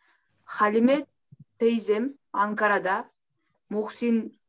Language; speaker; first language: Turkish; non-native, learner; Kyrgyz